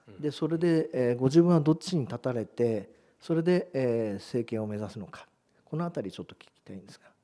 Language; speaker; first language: Japanese; native; Japanese